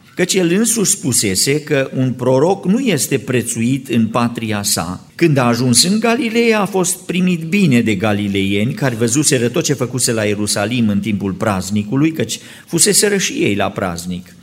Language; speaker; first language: Romanian; native; Romanian